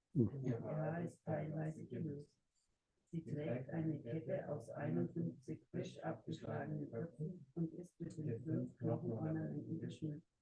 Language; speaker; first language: German; native; German